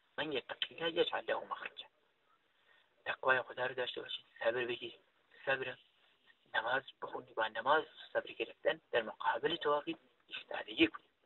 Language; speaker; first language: Persian; non-native, local second language; Kurdish